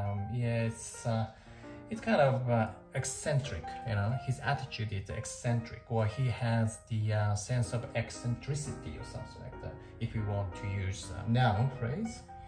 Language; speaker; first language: English; non-native, fluent; Japanese